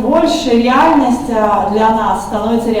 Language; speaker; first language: Russian; native; Russian